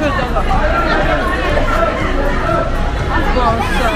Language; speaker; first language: Chinese; non-native, learner; Armenian